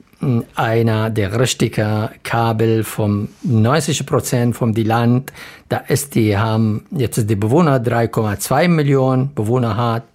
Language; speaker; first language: German; non-native, learner; Arabic